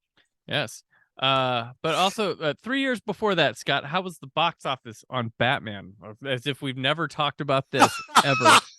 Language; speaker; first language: English; native; English